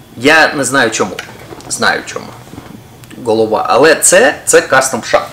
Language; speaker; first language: Ukrainian; non-native, local second language; Russian